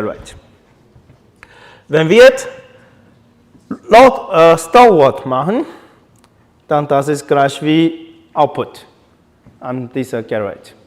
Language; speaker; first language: German; non-native, learner; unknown